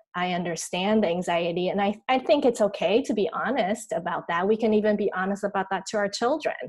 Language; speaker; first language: English; early bilingual, other home language; Chinese